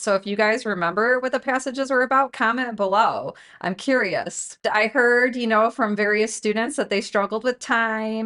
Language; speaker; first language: English; native; English